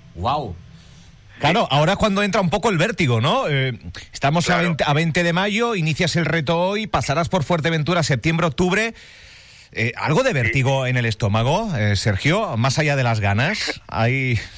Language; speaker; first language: Spanish; native; Spanish